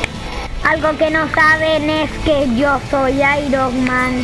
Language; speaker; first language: Spanish; native; Spanish